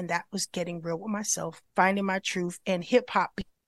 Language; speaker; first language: English; native; English